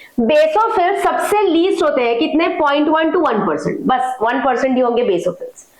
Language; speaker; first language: Hindi; non-native, local second language; Marathi